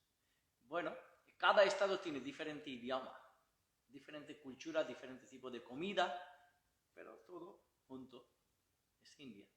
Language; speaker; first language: Spanish; non-native, learner; Bangla